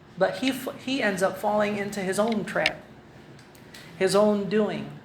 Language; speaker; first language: English; non-native, local second language; Filipino